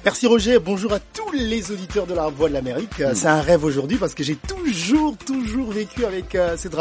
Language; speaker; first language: French; non-native, local second language; Lingala